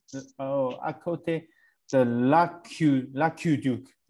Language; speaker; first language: French; non-native, learner; English